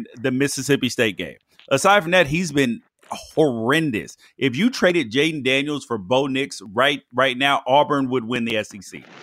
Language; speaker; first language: English; native; English